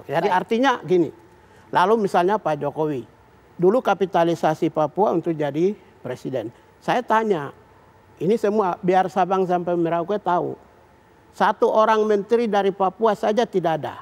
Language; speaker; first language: Indonesian; native; Indonesian